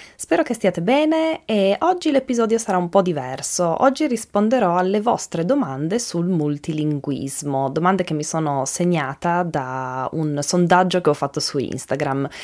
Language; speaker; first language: Italian; native; Italian